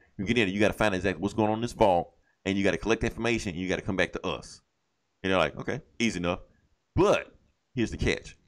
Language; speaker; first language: English; native; English